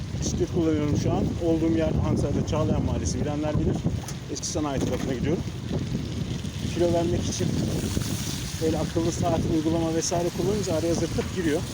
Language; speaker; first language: Turkish; native; Turkish